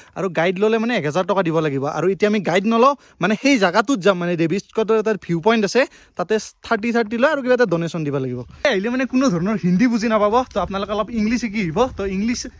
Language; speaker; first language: Assamese; native; Assamese